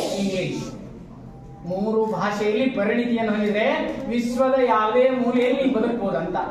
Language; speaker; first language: Kannada; native; Kannada